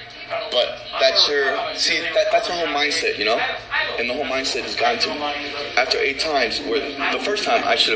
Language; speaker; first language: English; native; English